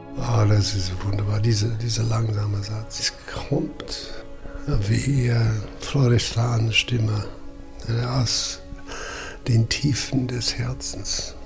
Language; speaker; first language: German; non-native, fluent; English